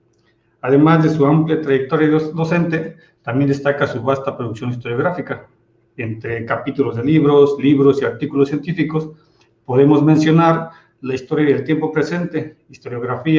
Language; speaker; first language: Spanish; native; Spanish